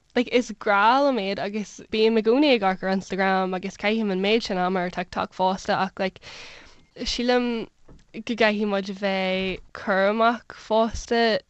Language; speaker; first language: Irish; non-native, local second language; English